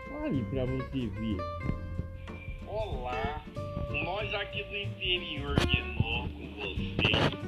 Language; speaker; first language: Portuguese; native; Portuguese